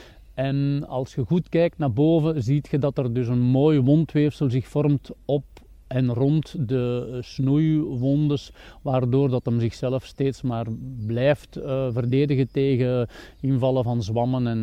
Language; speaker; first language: Dutch; native; Dutch